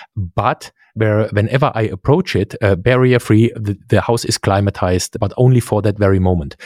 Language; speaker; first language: English; non-native, fluent; German